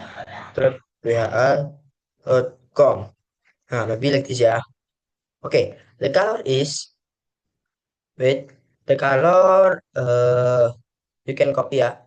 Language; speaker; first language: English; non-native, learner; Indonesian